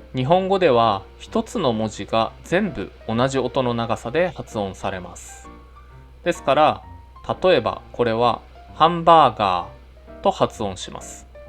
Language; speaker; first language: Japanese; native; Japanese